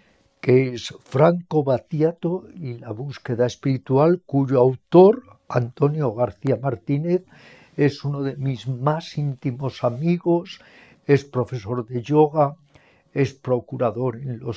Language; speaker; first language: Spanish; native; Spanish